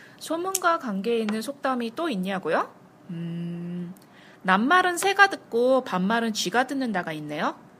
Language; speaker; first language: Korean; native; Korean